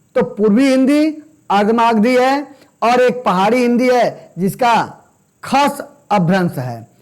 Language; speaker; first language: Hindi; native; Hindi